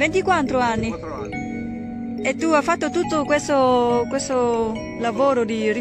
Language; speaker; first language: Italian; non-native, learner; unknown